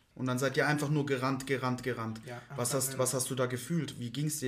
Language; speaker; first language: German; native; German